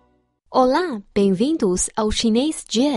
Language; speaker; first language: Portuguese; non-native, fluent; Chinese